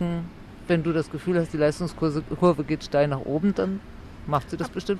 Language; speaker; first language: German; native; German